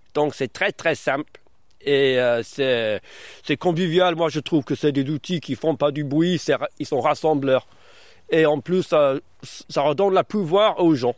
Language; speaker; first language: French; early bilingual, other home language; English